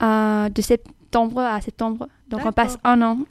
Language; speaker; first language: French; non-native, fluent; English